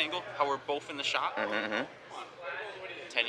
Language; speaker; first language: English; native; English